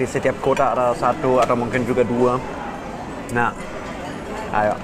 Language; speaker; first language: Indonesian; non-native, fluent; German